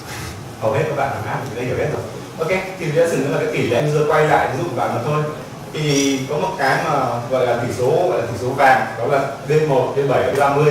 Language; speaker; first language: Vietnamese; native; Vietnamese